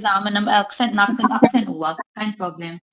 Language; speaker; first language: German; non-native, learner; Urdu